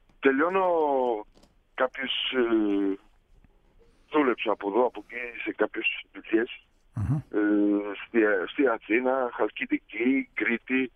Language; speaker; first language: Greek; early bilingual, heritage; Greek